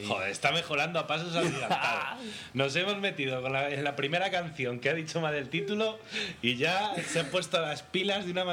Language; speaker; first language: Spanish; native; Spanish